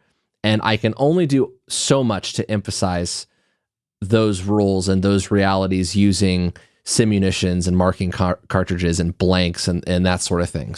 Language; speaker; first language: English; native; English